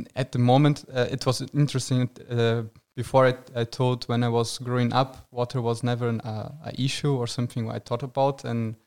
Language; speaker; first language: English; non-native, fluent; Portuguese